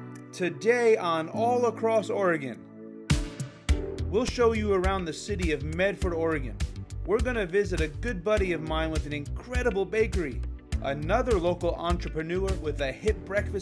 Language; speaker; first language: English; native; English